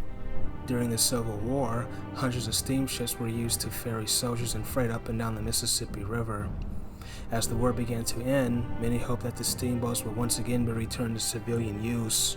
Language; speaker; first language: English; native; English